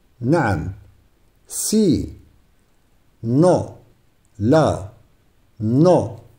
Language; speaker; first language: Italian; non-native, fluent; Arabic